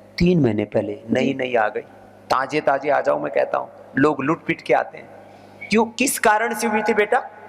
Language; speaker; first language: Hindi; native; Hindi